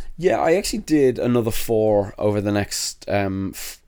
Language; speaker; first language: English; native; English